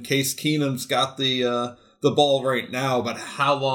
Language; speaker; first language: English; native; English